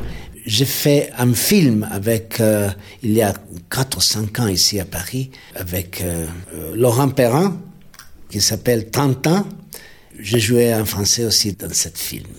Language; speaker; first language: French; non-native, fluent; Spanish